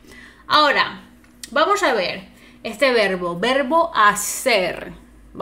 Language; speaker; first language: Spanish; non-native, fluent; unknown